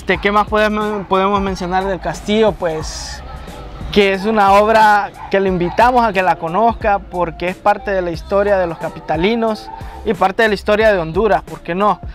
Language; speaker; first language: Spanish; native; Spanish